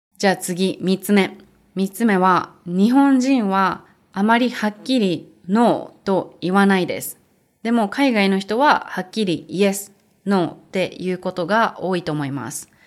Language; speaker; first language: Japanese; native; Japanese